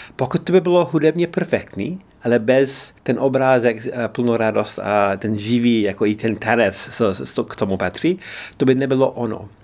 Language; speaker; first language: Czech; non-native, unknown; English